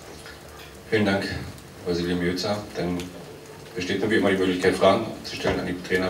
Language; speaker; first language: German; native; German